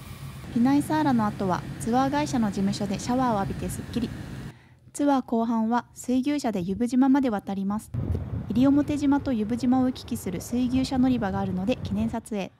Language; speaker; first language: Japanese; native; Japanese